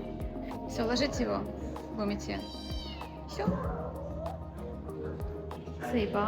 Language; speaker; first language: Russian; native; Russian